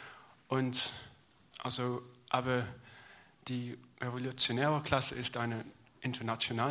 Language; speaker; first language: German; non-native, learner; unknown